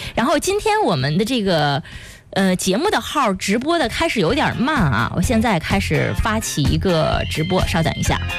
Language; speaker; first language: Chinese; native; Chinese